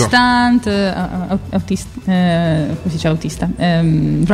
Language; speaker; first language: French; non-native, learner; Italian